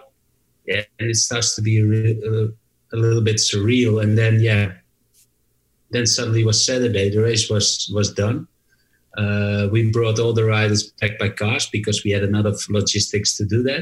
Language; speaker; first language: English; non-native, fluent; Dutch